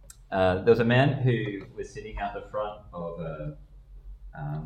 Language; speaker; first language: English; native; English